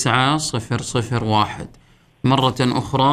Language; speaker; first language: Arabic; native; Arabic